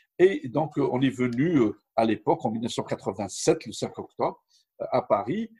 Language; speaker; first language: French; non-native, local second language; Arabic